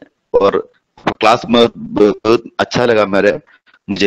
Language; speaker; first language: Hindi; non-native, local second language; Malayalam